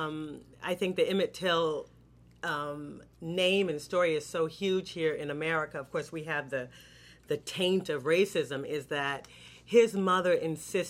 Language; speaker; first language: English; native; English